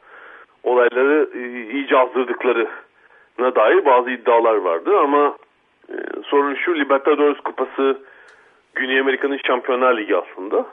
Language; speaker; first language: Turkish; native; Turkish